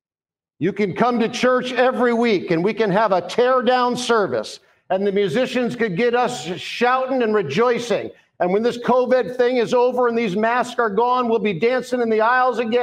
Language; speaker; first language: English; native; English